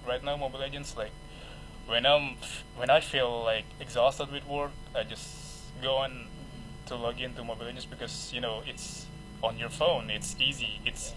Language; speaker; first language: English; non-native, fluent; Indonesian